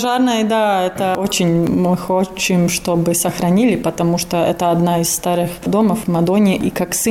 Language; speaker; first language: Russian; non-native, local second language; Latvian